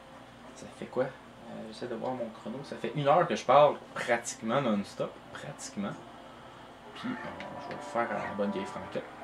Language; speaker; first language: French; native; French